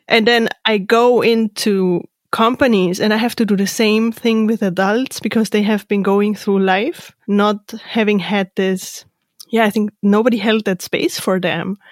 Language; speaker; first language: English; non-native, fluent; German